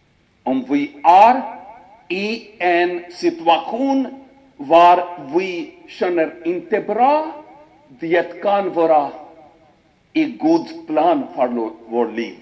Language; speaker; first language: Swedish; non-native, fluent; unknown